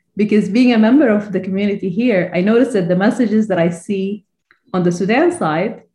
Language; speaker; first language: English; non-native, fluent; Arabic